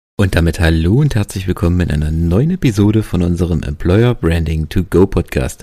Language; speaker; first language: German; native; German